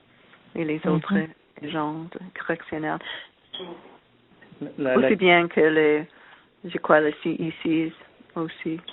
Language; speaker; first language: French; non-native, learner; English